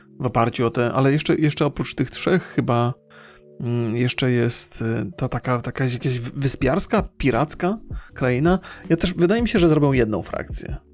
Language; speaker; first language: Polish; native; Polish